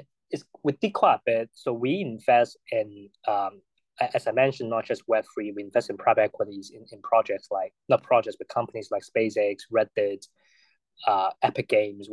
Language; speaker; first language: English; non-native, local second language; Cantonese